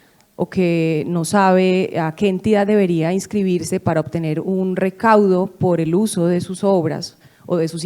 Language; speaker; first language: Spanish; native; Spanish